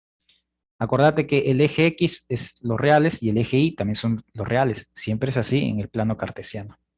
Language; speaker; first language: Spanish; native; Spanish